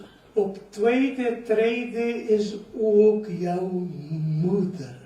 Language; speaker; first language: Dutch; non-native, learner; Urdu